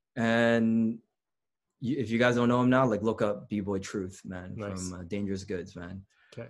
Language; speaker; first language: English; native; English